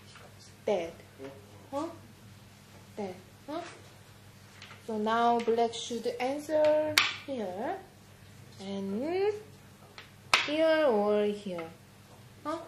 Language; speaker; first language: English; non-native, learner; Korean